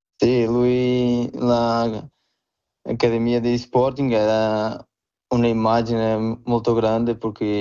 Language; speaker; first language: Italian; non-native, learner; Portuguese